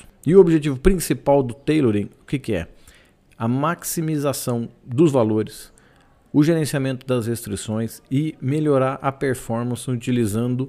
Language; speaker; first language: Portuguese; native; Portuguese